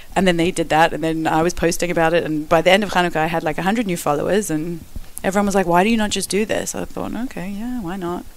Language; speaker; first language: English; native; English